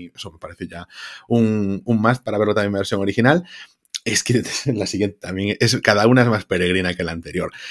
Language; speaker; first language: Spanish; native; Spanish